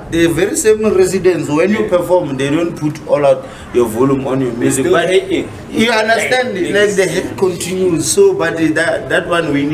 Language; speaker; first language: English; non-native, local second language; Northern Sotho